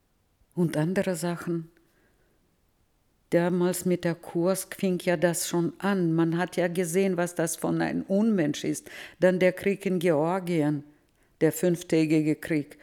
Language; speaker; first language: German; early bilingual, heritage; Russian